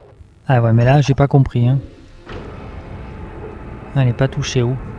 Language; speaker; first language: French; native; French